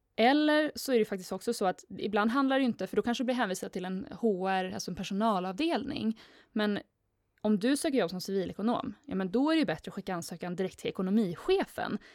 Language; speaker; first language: Swedish; native; Swedish